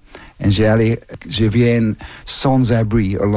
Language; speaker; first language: French; non-native, learner; English